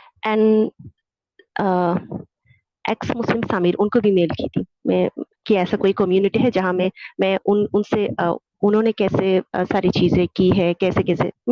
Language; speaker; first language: Hindi; non-native, fluent; Bangla